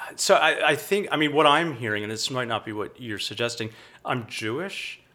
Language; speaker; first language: English; native; English